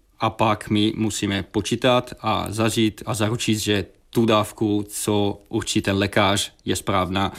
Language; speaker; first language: Czech; non-native, fluent; Italian